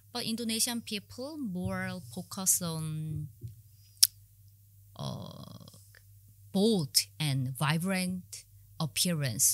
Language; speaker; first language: English; non-native, learner; Korean